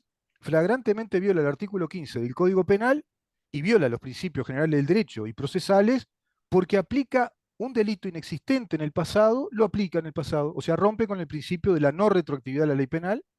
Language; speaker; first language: Spanish; native; Spanish